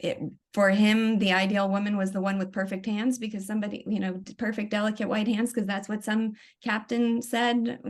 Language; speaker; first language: English; native; English